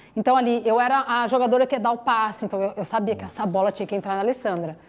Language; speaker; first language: Portuguese; native; Portuguese